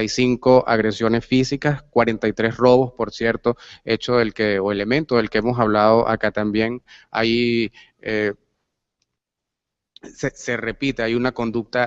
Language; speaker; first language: Spanish; native; Spanish